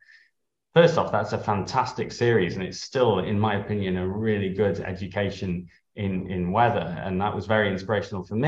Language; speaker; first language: English; native; English